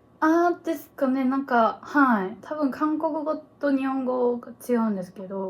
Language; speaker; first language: Japanese; early bilingual, heritage; Korean